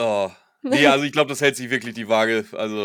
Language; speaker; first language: German; native; German